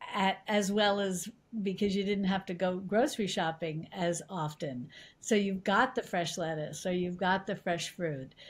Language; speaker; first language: English; native; English